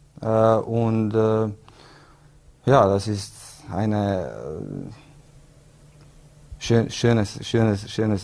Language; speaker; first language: German; non-native, learner; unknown